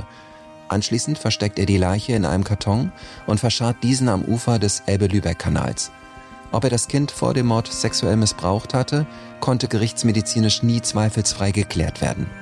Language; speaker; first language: German; native; German